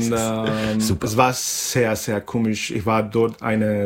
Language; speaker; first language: German; non-native, fluent; Spanish